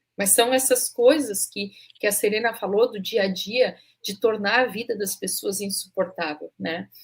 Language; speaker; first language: Portuguese; native; Portuguese